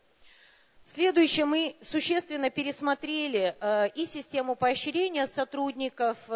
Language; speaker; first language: Russian; native; Russian